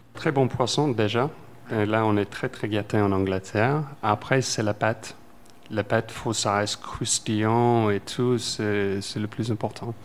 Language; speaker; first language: French; non-native, fluent; English